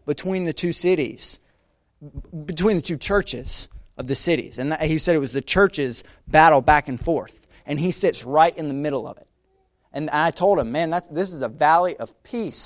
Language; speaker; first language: English; native; English